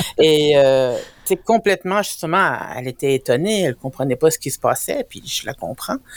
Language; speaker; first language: French; native; French